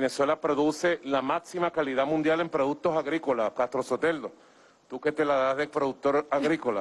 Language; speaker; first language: Spanish; native; Spanish